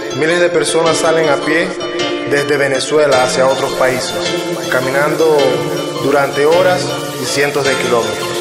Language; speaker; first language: Spanish; native; Spanish